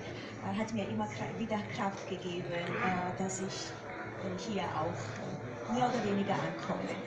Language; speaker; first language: German; non-native, fluent; Georgian